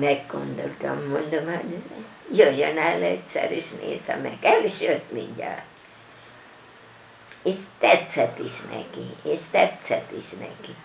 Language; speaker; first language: Hungarian; non-native, local second language; German